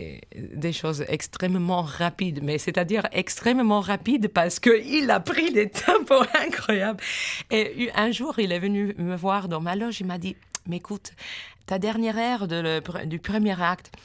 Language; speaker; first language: French; non-native, fluent; English